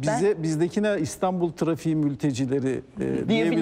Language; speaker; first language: Turkish; native; Turkish